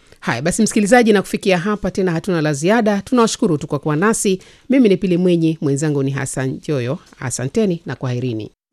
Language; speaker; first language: Swahili; native; Swahili